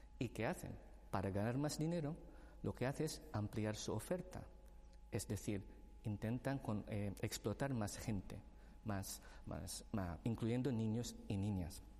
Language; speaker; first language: Spanish; non-native, fluent; Filipino